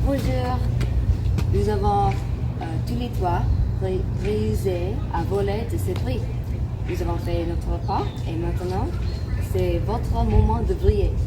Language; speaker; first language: French; non-native, learner; English